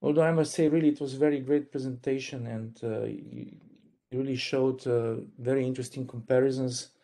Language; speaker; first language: English; non-native, fluent; Slovenian